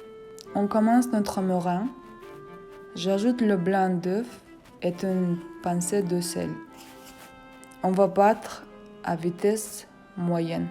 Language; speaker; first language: French; non-native, fluent; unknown